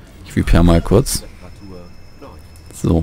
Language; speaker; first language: German; native; German